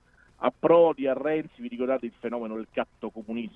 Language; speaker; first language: Italian; native; Italian